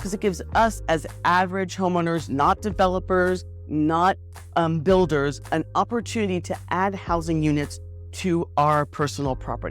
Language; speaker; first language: English; native; English